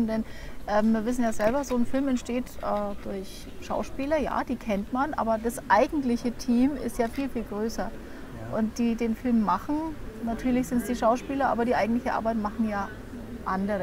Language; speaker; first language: German; native; German